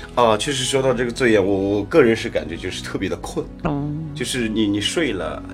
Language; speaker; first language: Chinese; non-native, local second language; Tibetan